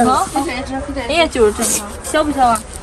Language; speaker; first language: Chinese; native; Chinese